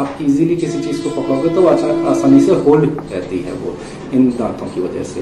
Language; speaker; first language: Hindi; native; Hindi